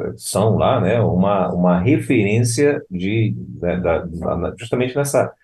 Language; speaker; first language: Portuguese; native; Portuguese